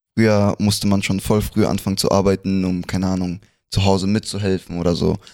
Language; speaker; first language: German; early bilingual, other home language; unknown